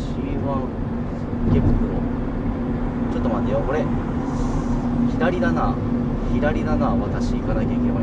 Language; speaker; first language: Japanese; native; Japanese